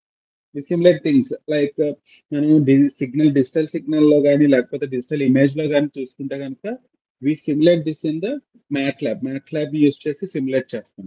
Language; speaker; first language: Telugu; native; Telugu